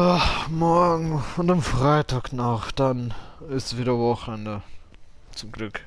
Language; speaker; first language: German; native; German